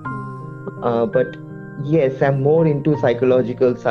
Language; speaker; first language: English; non-native, local second language; Bangla